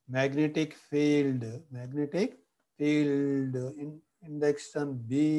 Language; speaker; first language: English; non-native, local second language; Telugu